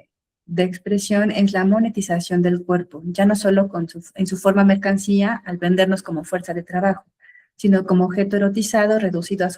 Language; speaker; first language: Spanish; native; Spanish